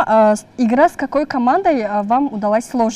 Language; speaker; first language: Russian; non-native, local second language; Tajik